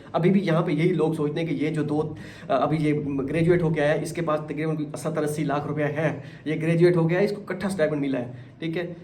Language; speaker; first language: Urdu; non-native, local second language; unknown